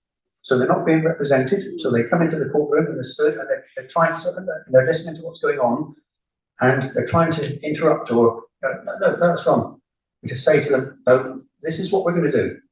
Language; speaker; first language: English; native; English